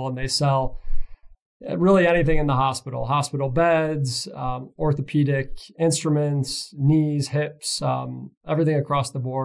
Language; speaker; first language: English; native; English